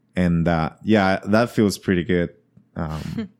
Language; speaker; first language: English; non-native, fluent; Spanish